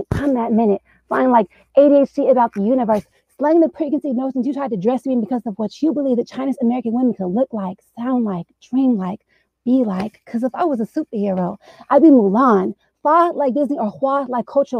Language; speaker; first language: English; native; English